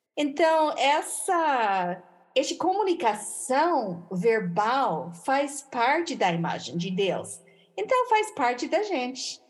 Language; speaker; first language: Portuguese; non-native, fluent; English